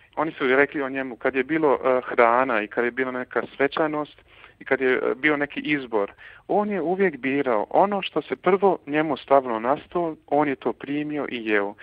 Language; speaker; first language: Croatian; early bilingual, heritage; Croatian